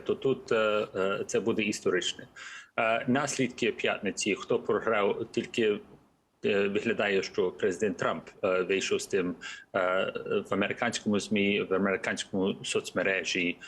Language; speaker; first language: Ukrainian; early bilingual, heritage; English